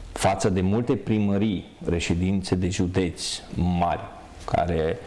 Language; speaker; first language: Romanian; non-native, local second language; Hungarian